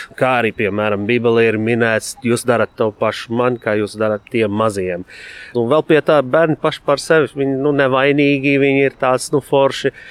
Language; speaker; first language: Latvian; non-native, fluent; Arabic